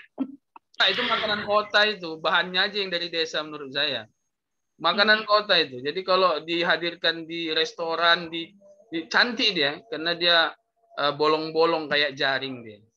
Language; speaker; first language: Indonesian; native; Indonesian